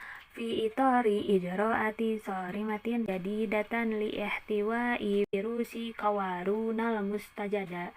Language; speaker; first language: Arabic; non-native, learner; Indonesian